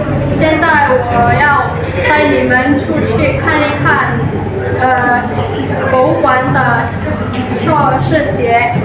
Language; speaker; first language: Chinese; non-native, learner; Indonesian